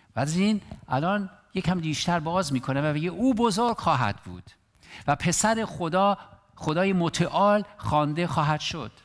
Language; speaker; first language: Persian; non-native, local second language; Armenian